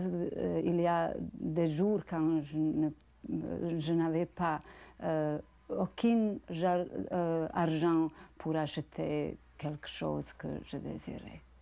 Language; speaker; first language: French; non-native, learner; Bosnian